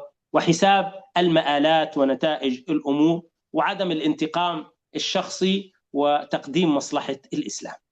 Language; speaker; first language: Arabic; native; Arabic